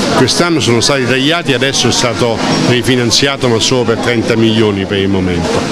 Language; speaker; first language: Italian; native; Italian